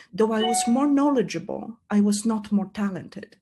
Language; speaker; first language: English; non-native, fluent; Polish